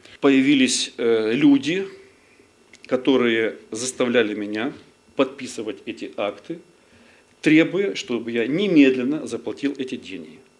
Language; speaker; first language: Russian; non-native, local second language; Ukrainian